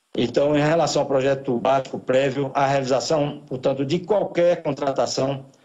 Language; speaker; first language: Portuguese; native; Portuguese